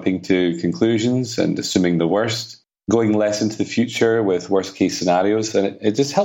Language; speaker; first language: English; native; English